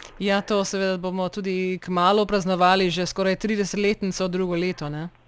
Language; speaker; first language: Slovenian; early bilingual, heritage; Slovenian